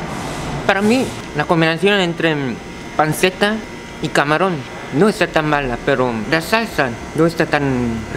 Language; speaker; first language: Spanish; non-native, fluent; Korean